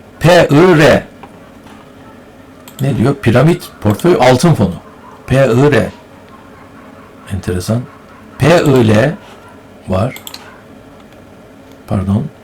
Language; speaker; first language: Turkish; native; Turkish